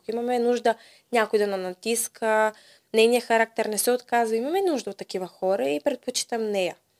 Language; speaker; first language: Bulgarian; native; Bulgarian